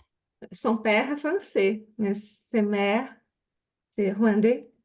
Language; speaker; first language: French; non-native, learner; Portuguese